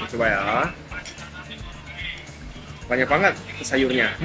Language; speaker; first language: Indonesian; non-native, fluent; Japanese